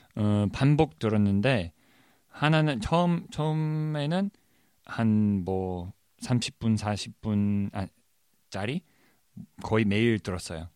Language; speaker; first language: Korean; non-native, fluent; English